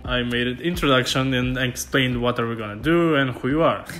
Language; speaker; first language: English; non-native, fluent; Macedonian